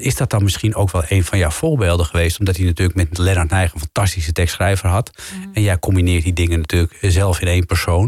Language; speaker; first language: Dutch; native; Dutch